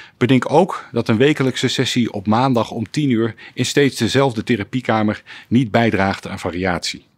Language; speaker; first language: Dutch; native; Dutch